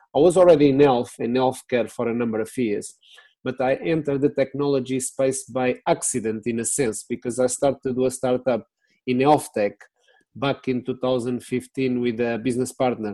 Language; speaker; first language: English; non-native, fluent; Portuguese